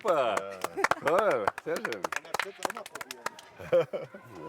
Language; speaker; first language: German; native; German